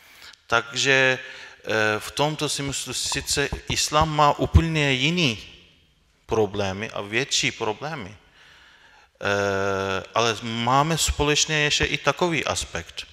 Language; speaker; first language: Czech; non-native, fluent; Turkish